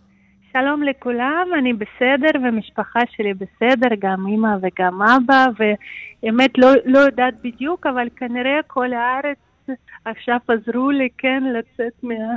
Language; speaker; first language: Hebrew; non-native, fluent; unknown